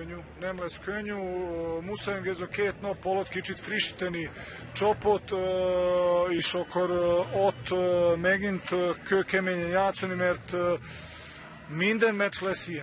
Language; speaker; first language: Hungarian; non-native, learner; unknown